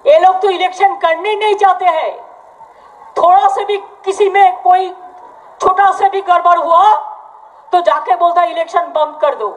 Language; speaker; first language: Hindi; non-native, local second language; Bangla